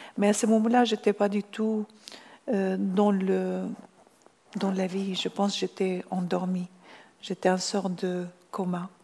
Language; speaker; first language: French; non-native, fluent; Arabic